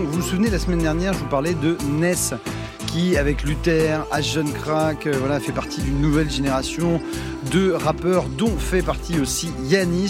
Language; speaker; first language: French; native; French